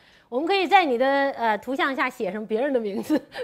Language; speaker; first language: Chinese; native; Chinese